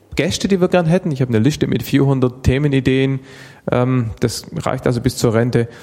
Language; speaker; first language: German; native; German